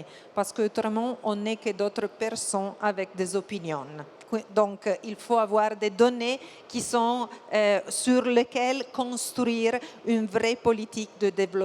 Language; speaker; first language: French; non-native, fluent; Italian